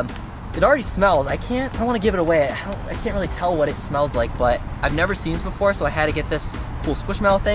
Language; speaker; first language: English; native; English